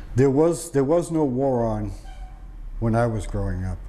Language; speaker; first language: English; native; English